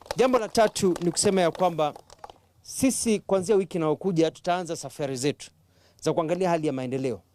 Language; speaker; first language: Swahili; non-native, local second language; Kamba